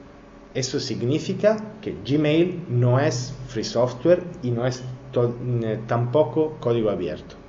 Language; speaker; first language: Spanish; non-native, learner; Italian